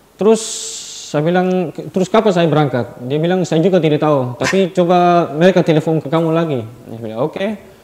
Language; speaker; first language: Indonesian; non-native, fluent; Dutch